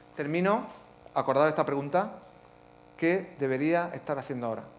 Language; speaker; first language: Spanish; native; Spanish